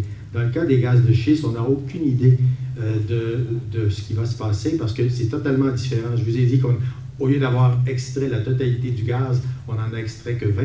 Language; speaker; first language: French; native; French